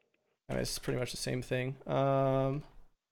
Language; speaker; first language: English; native; English